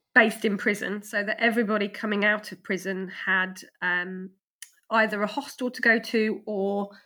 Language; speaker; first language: English; native; English